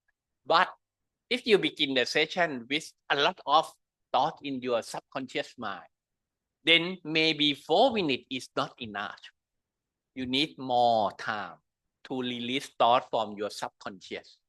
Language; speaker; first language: English; non-native, learner; Thai